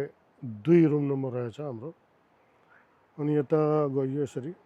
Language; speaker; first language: Nepali; native; Nepali